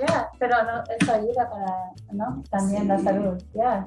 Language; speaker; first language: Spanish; early bilingual, heritage; Spanish